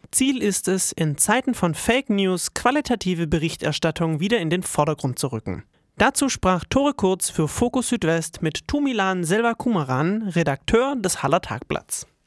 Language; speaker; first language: German; native; German